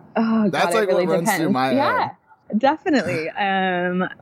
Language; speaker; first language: English; native; English